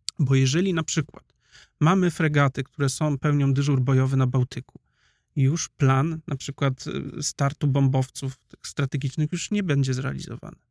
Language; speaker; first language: Polish; native; Polish